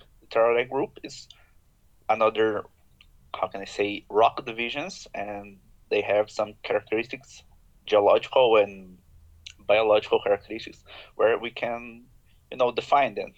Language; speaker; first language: English; non-native, fluent; Portuguese